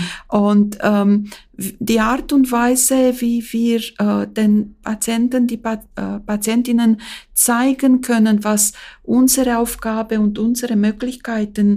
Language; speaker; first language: German; non-native, fluent; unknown